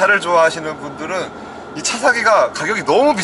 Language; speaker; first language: Korean; native; Korean